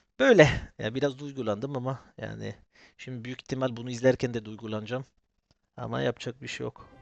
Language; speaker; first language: Turkish; early bilingual, heritage; Turkish